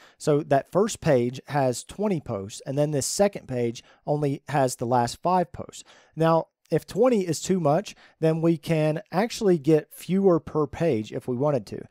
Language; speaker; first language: English; native; English